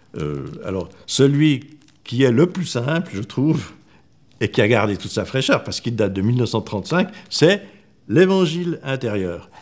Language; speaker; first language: French; native; French